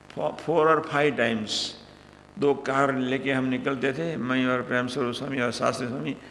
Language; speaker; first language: Hindi; non-native, local second language; Gujarati